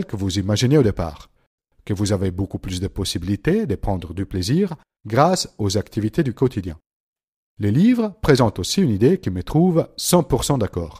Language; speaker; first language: French; non-native, fluent; Italian